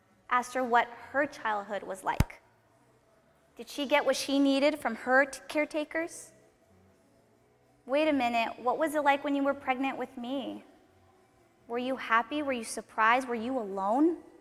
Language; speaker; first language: English; early bilingual, other home language; Spanish